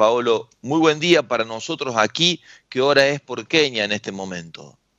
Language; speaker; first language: Spanish; native; Spanish